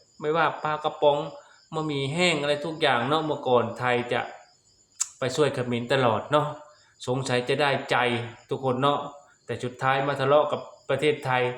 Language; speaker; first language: Thai; non-native, local second language; Lao